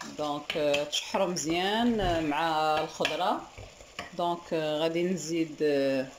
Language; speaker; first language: French; non-native, local second language; Arabic